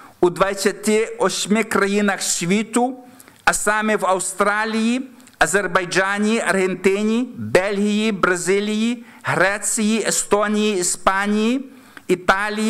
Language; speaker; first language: Ukrainian; early bilingual, heritage; Ukrainian